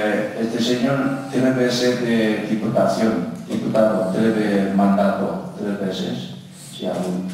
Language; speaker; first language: Spanish; non-native, learner; Korean